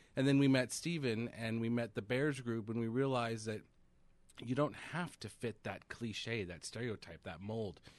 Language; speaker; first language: English; native; English